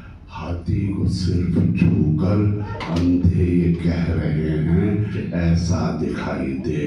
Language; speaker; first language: Hindi; native; Hindi